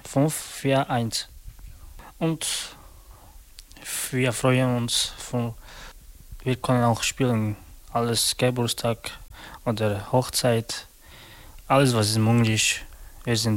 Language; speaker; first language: German; non-native, learner; Slovak